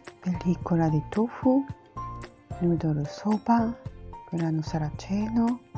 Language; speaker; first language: Italian; non-native, learner; Japanese